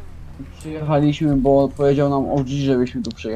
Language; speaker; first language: Polish; native; Polish